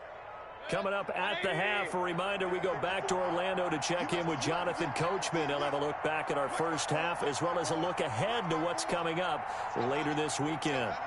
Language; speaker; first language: English; native; English